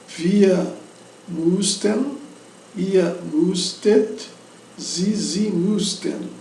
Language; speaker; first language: German; non-native, learner; Portuguese